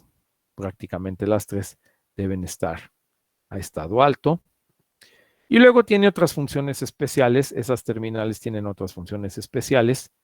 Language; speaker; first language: Spanish; native; Spanish